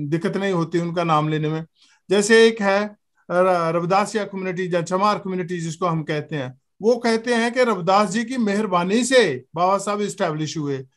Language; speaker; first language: Hindi; native; Hindi